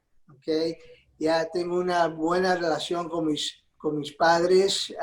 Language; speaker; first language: Spanish; early bilingual, heritage; Spanish